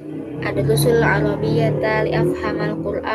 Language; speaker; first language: Arabic; non-native, learner; Indonesian